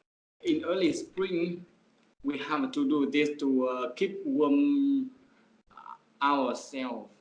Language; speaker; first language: English; non-native, learner; Vietnamese